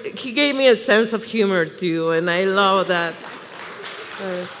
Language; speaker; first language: English; non-native, fluent; Spanish